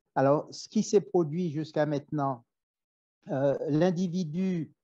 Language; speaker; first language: French; native; French